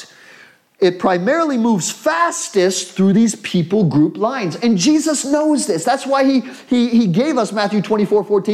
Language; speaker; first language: English; native; English